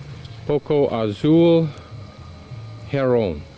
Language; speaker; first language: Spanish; non-native, learner; English